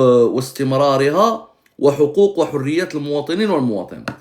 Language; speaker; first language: Arabic; native; Arabic